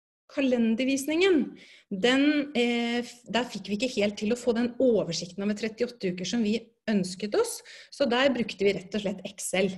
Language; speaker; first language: Norwegian; native; Norwegian